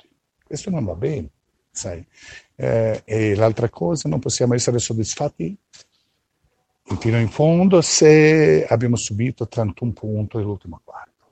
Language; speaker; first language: Italian; non-native, fluent; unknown